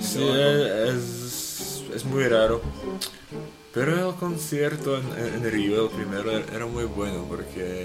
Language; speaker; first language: Spanish; non-native, fluent; Slovak